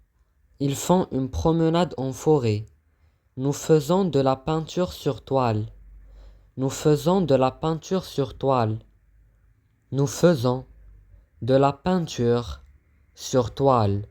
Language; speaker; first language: French; non-native, fluent; Arabic